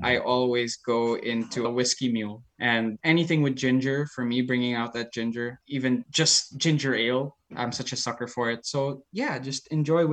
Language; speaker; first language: English; non-native, local second language; Filipino